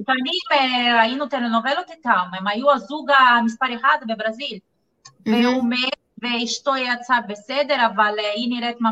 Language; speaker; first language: Hebrew; non-native, fluent; Portuguese